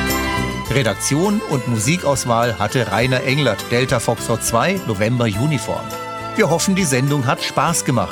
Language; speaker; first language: German; native; German